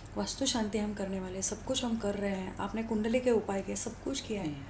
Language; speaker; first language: Hindi; non-native, local second language; Marathi